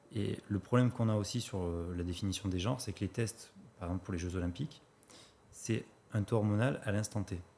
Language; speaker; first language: French; native; French